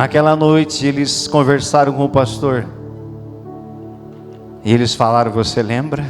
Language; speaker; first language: Portuguese; native; Portuguese